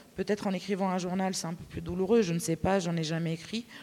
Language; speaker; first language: French; native; French